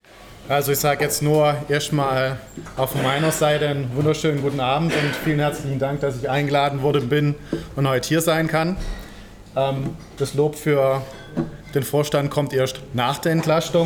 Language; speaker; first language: German; native; German